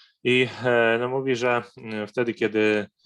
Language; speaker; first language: Polish; non-native, fluent; Arabic